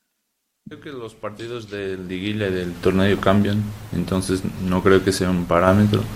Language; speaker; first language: Spanish; non-native, fluent; Portuguese